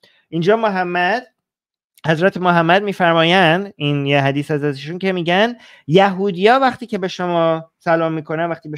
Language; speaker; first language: Persian; native; Persian